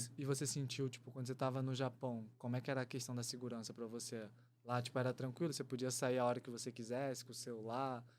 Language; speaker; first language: Portuguese; native; Portuguese